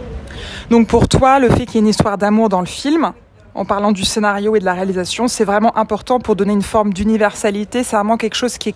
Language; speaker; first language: French; native; French